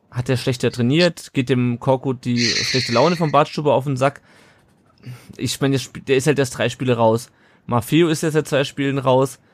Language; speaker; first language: German; native; German